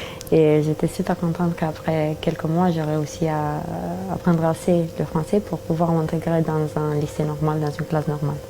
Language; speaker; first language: French; early bilingual, other home language; Romanian